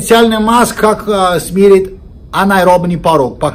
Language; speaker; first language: Russian; non-native, learner; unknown